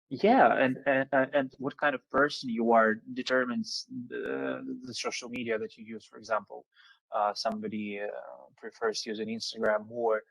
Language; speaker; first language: English; non-native, fluent; Russian